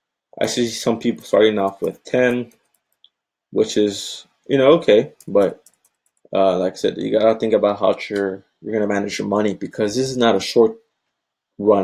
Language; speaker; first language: English; native; English